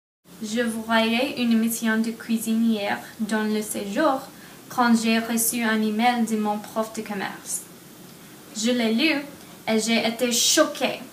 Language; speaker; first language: French; non-native, learner; English